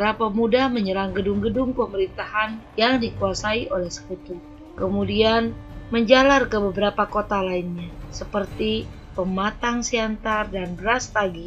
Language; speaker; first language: Indonesian; native; Indonesian